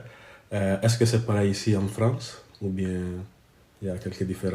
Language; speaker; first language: French; non-native, learner; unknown